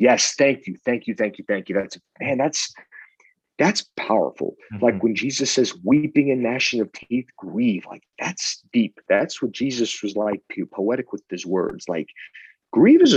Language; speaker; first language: English; native; English